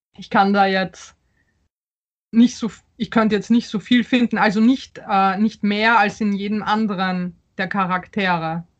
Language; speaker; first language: German; early bilingual, other home language; Polish